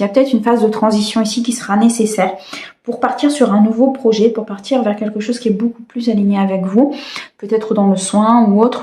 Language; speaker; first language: French; native; French